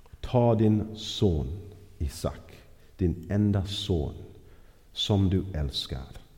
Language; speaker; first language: Swedish; non-native, fluent; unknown